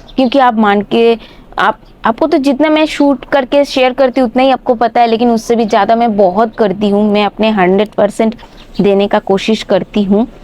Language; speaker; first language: Hindi; non-native, local second language; Bangla